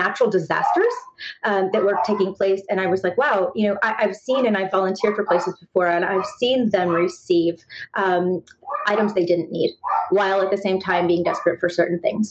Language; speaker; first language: English; native; English